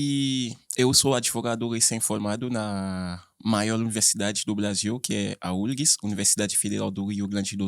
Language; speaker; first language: Portuguese; non-native, fluent; Haitian Creole